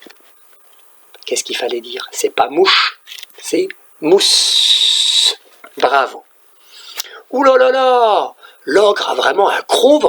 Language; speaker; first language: French; native; French